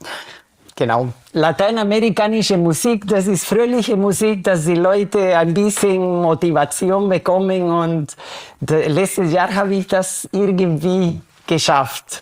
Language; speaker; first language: German; non-native, fluent; Spanish